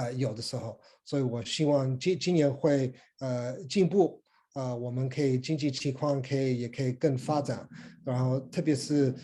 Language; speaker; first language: Chinese; early bilingual, heritage; Chinese